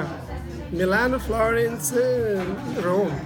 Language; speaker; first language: English; non-native, learner; Italian